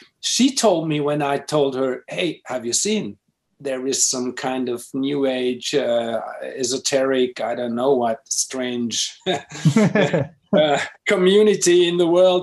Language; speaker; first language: English; non-native, fluent; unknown